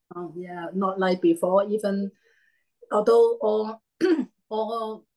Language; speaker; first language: English; non-native, learner; Cantonese